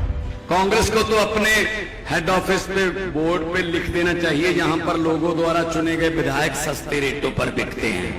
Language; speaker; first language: Hindi; non-native, local second language; Punjabi